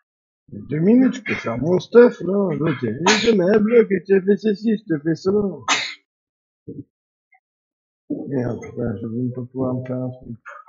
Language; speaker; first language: French; native; French